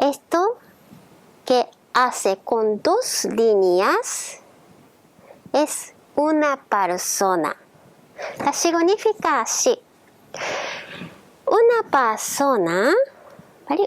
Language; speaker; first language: Spanish; non-native, learner; Japanese